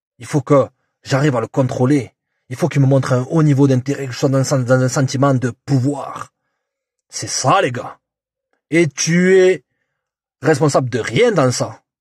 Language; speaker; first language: French; native; French